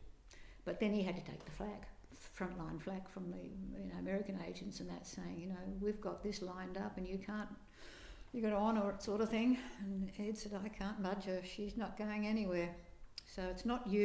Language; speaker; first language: English; native; English